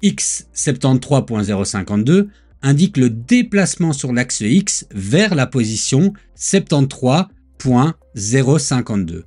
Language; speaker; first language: French; native; French